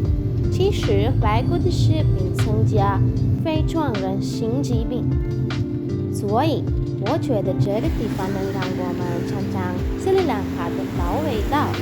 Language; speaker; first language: Chinese; non-native, learner; Sinhala